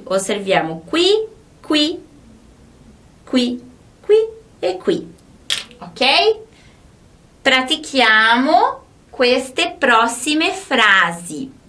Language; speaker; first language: Italian; non-native, fluent; Portuguese